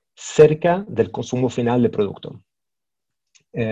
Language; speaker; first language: Spanish; early bilingual, heritage; Swedish